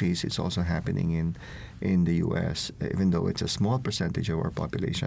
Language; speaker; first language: English; non-native, local second language; Filipino